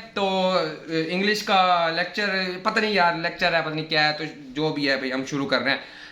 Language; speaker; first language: Urdu; non-native, local second language; Saraiki